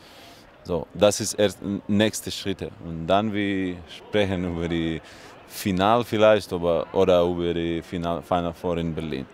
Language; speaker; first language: German; non-native, learner; Russian